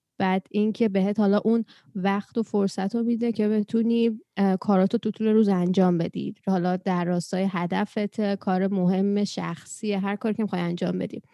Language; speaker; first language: Persian; native; Persian